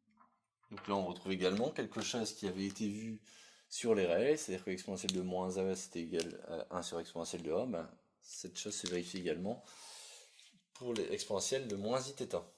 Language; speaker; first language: French; native; French